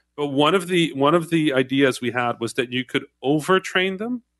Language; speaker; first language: English; non-native, fluent; Dutch